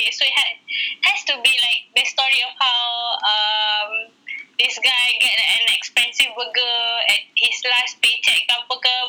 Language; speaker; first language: English; non-native, local second language; Malay